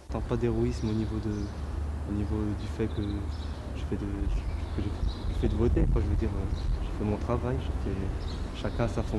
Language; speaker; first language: French; native; French